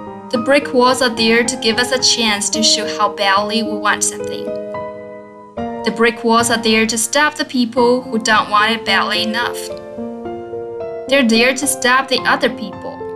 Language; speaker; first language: English; non-native, fluent; Chinese